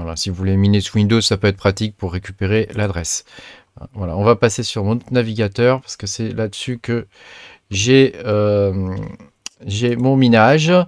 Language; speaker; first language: French; native; French